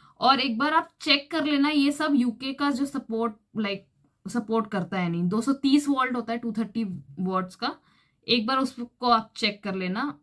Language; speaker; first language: Hindi; native; Hindi